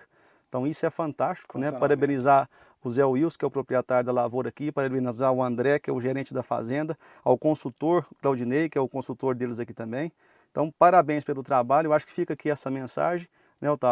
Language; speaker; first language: Portuguese; native; Portuguese